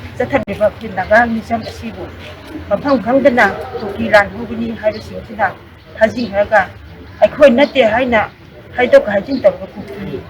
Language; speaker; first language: Manipuri; non-native, local second language; Rongmei Naga